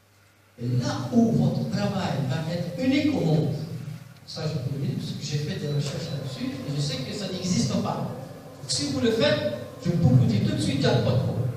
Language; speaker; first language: French; non-native, local second language; Arabic